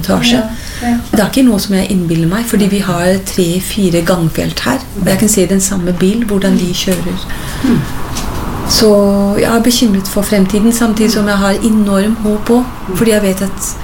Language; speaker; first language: Norwegian; non-native, fluent; English